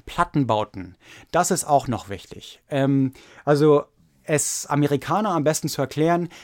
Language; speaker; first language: German; non-native, fluent; English